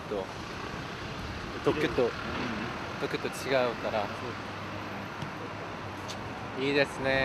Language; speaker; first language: Japanese; non-native, learner; Korean